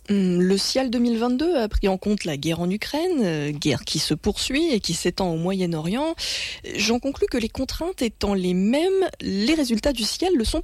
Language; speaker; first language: French; native; French